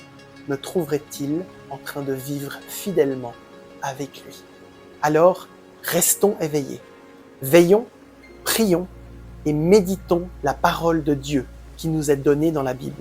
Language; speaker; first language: French; native; French